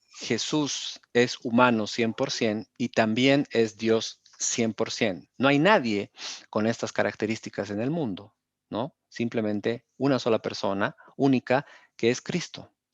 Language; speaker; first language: Spanish; native; Spanish